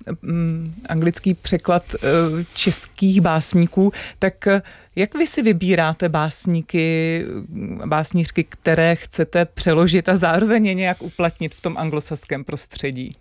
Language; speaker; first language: Czech; native; Czech